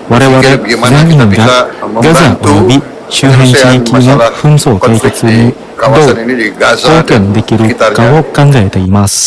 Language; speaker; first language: Japanese; non-native, fluent; Indonesian